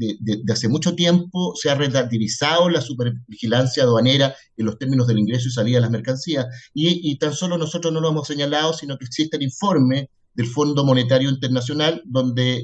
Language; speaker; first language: Spanish; native; Spanish